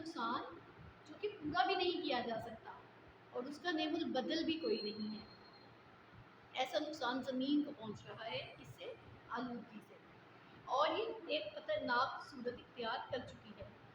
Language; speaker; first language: Urdu; native; Urdu